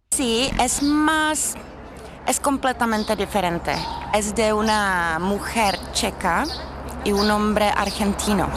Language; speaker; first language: Spanish; non-native, learner; Czech